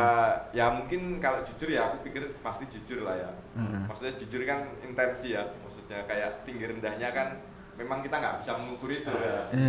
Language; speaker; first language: Indonesian; non-native, local second language; Javanese